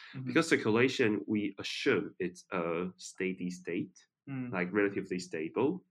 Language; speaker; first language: English; non-native, fluent; Chinese